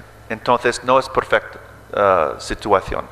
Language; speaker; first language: Spanish; early bilingual, heritage; English